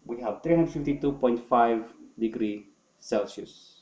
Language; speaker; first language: English; non-native, local second language; Filipino